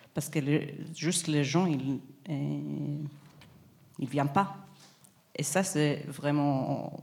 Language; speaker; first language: French; non-native, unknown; Hebrew